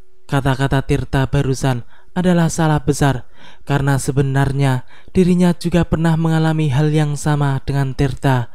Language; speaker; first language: Indonesian; native; Indonesian